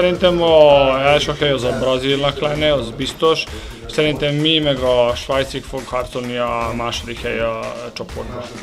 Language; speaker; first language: Hungarian; non-native, learner; Serbian